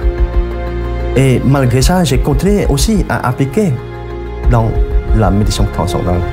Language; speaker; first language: French; non-native, fluent; Khmer